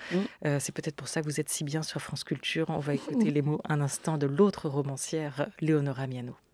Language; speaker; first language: French; native; French